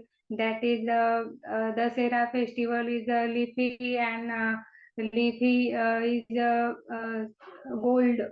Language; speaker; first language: English; non-native, learner; Kannada